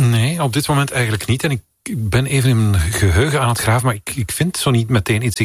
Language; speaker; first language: Dutch; native; Dutch